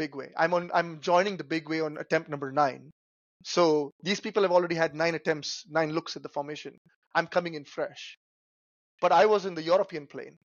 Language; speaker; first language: English; non-native, local second language; Tamil